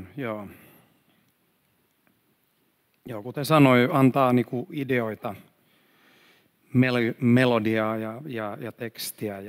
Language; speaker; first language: Finnish; non-native, fluent; Swedish